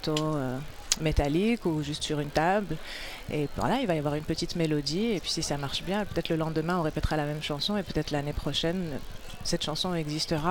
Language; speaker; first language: French; non-native, local second language; Arabic